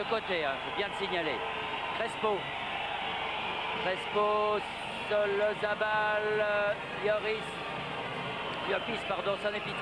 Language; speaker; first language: French; native; French